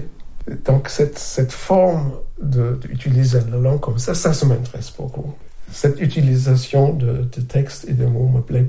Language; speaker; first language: French; non-native, fluent; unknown